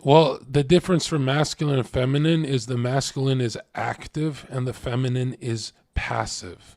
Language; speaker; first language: English; native; English